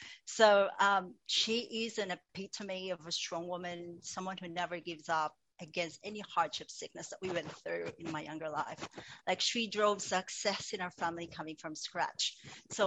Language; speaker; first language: English; non-native, local second language; Cebuano